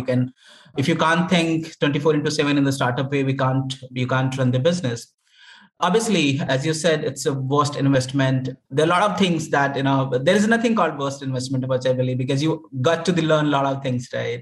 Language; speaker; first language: English; non-native, local second language; Hindi